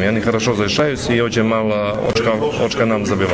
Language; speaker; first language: Russian; non-native, learner; Serbian